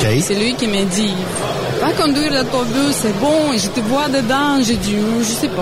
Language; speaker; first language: French; non-native, learner; Russian